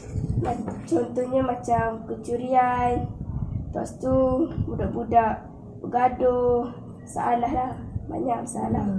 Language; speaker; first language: Malay; native; Malay